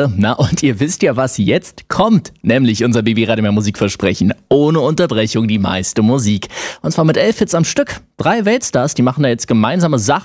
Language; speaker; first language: German; native; German